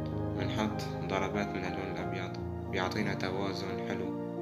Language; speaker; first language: Arabic; native; Arabic